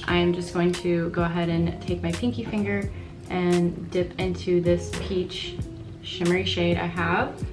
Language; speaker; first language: English; native; English